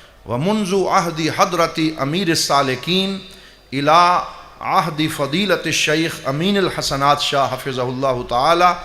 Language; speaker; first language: Arabic; non-native, fluent; Urdu